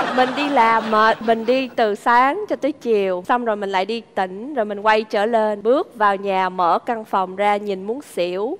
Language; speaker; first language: Vietnamese; native; Vietnamese